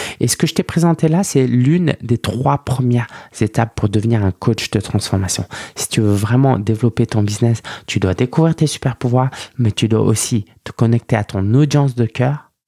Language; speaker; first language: French; early bilingual, other home language; Chinese